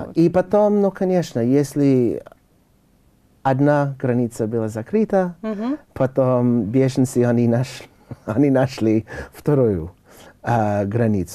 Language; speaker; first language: Russian; non-native, learner; English